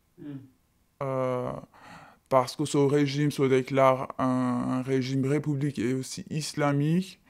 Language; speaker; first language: French; non-native, fluent; Persian